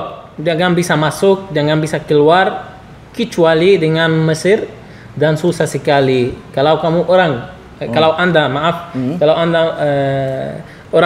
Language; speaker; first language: Indonesian; non-native, learner; Arabic